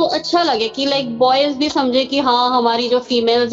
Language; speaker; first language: Hindi; native; Hindi